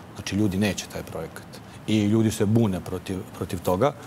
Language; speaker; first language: Serbian; native; Serbian